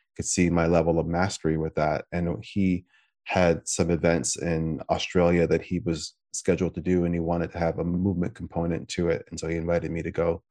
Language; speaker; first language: English; native; English